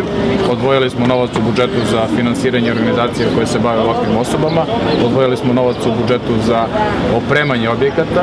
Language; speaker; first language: Serbian; native; Serbian